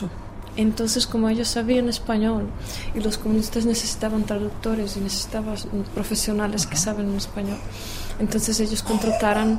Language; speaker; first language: Spanish; non-native, fluent; Czech